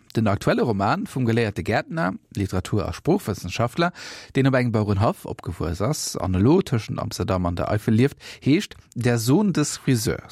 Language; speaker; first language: German; non-native, local second language; Luxembourgish